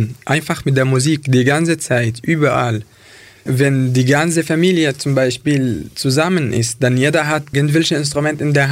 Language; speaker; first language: German; non-native, fluent; Arabic